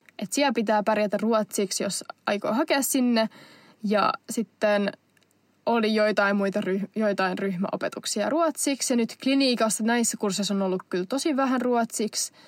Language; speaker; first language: Finnish; non-native, local second language; Swedish